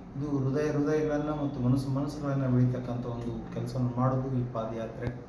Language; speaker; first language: Kannada; native; Kannada